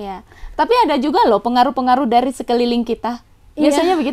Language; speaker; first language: Indonesian; native; Indonesian